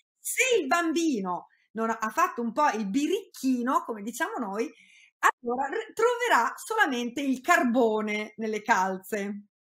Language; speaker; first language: Italian; native; Italian